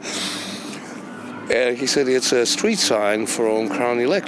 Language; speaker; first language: English; non-native, fluent; Romanian